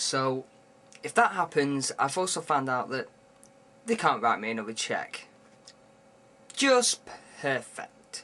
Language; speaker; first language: English; native; English